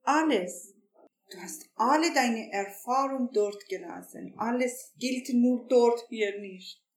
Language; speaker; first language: German; non-native, fluent; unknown